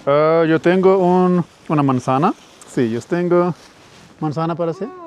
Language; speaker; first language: Spanish; non-native, learner; Urdu